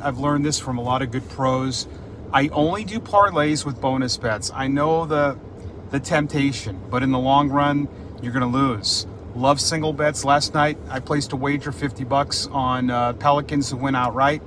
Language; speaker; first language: English; native; English